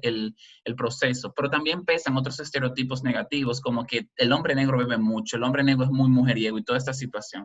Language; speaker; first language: Spanish; native; Spanish